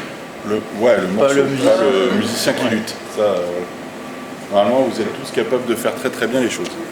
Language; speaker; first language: French; native; French